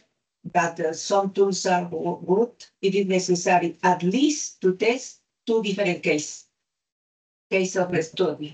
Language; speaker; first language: English; non-native, learner; Spanish